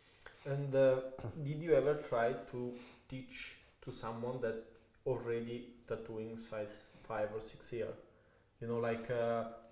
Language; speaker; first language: English; non-native, fluent; Italian